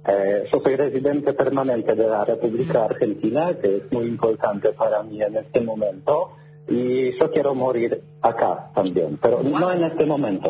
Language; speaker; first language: Spanish; non-native, learner; Polish